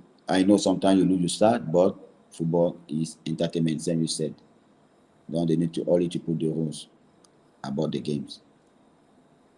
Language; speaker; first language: English; non-native, learner; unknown